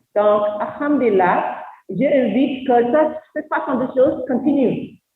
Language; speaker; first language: French; non-native, local second language; Wolof